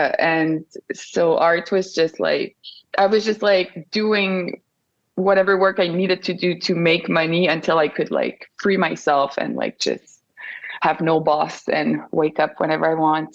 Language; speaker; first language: English; non-native, fluent; French